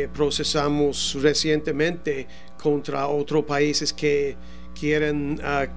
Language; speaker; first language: Spanish; non-native, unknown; English